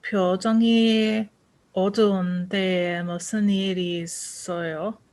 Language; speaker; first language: Korean; non-native, learner; English